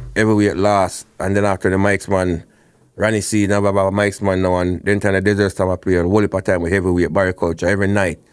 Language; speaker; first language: English; non-native, local second language; Jamaican Creole English